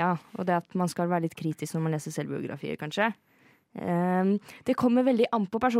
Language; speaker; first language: Norwegian; native; Norwegian